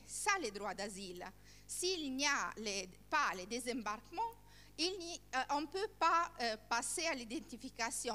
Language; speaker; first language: French; non-native, learner; Italian